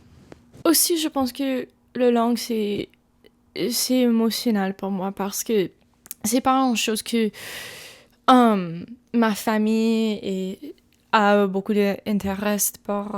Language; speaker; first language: French; non-native, learner; English